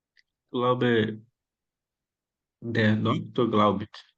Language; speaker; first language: German; non-native, learner; Portuguese